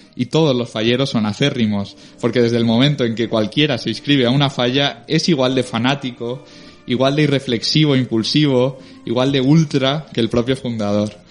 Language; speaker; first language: Spanish; native; Spanish